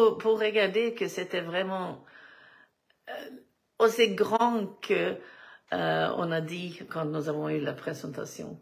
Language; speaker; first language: French; non-native, fluent; Swedish